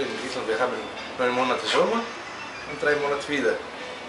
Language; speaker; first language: German; non-native, learner; Greek